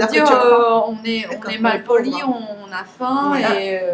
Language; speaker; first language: French; non-native, fluent; Chinese